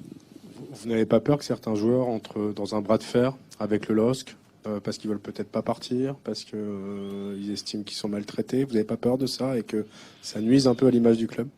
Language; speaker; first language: French; native; French